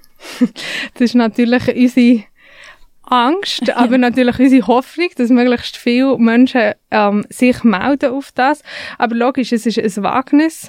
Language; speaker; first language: German; native; German